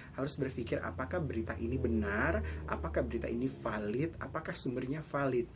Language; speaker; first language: Indonesian; native; Indonesian